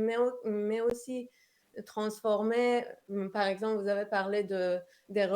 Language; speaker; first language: French; non-native, fluent; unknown